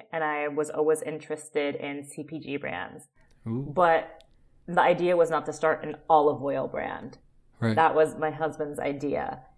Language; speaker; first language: English; native; English